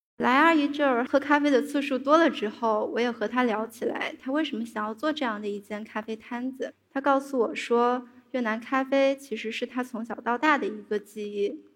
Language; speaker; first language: Chinese; native; Chinese